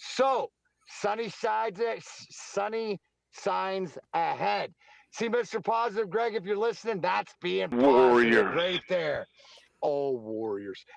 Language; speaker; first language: English; native; English